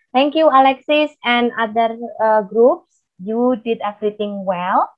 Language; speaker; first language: English; non-native, fluent; Indonesian